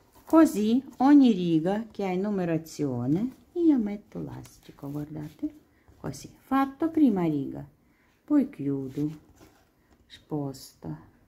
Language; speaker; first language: Italian; non-native, learner; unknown